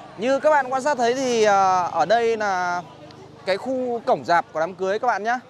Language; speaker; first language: Vietnamese; native; Vietnamese